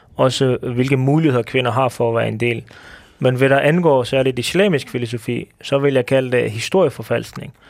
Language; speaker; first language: Danish; early bilingual, other home language; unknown